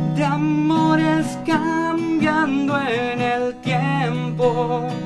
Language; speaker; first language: Spanish; native; Spanish